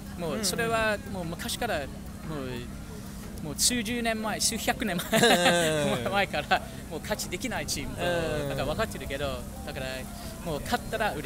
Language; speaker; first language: Japanese; non-native, fluent; English